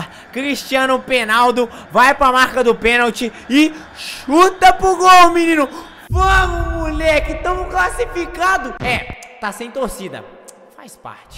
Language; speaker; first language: Portuguese; native; Portuguese